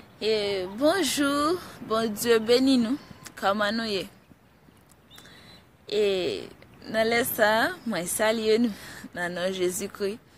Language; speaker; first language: French; non-native, learner; Haitian Creole